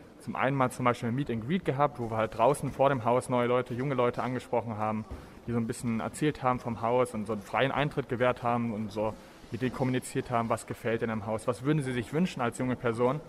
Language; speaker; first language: German; native; German